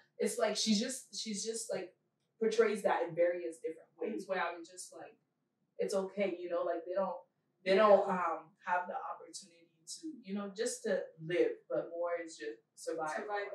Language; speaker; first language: English; early bilingual, other home language; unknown